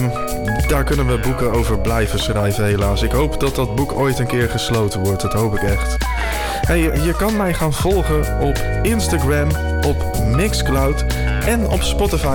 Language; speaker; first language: Dutch; native; Dutch